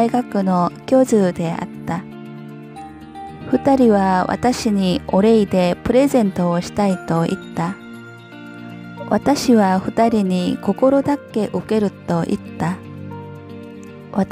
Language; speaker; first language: Japanese; non-native, learner; Korean